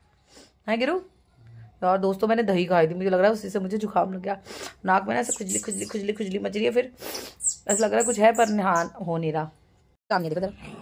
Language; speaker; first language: Hindi; native; Hindi